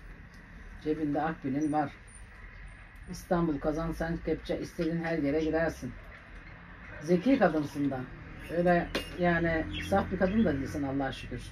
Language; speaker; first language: Turkish; native; Turkish